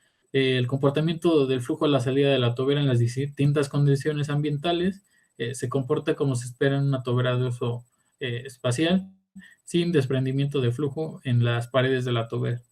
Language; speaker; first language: Spanish; native; Spanish